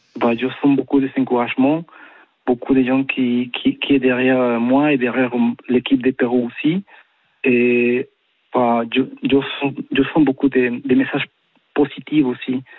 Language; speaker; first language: French; non-native, fluent; Spanish